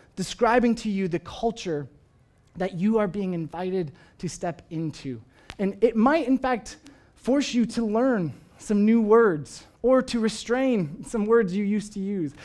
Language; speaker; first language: English; native; English